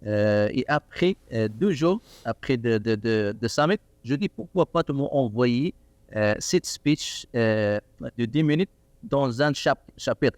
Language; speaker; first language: French; non-native, learner; Arabic